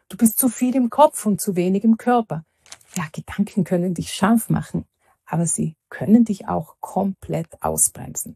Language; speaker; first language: German; native; German